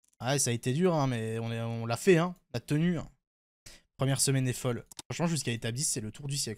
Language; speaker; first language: French; native; French